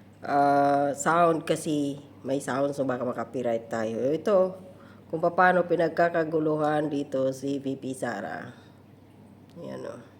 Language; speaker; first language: Filipino; non-native, local second language; Cebuano